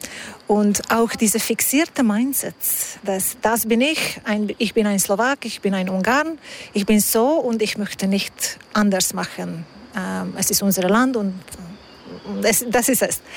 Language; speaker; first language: German; non-native, fluent; Hungarian